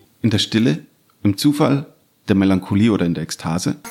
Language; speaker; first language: German; native; German